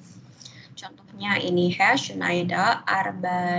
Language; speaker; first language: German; non-native, fluent; Indonesian